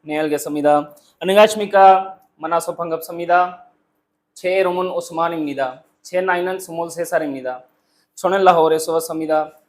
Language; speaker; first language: Korean; non-native, learner; Urdu